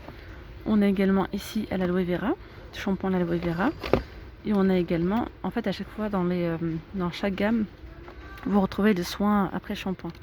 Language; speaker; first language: French; native; French